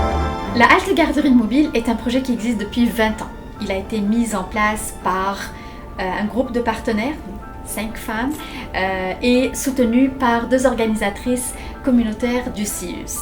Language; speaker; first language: French; native; French